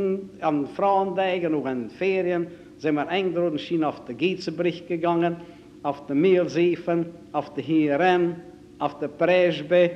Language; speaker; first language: German; native; German